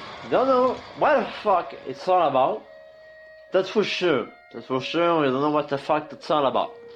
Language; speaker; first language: English; non-native, learner; French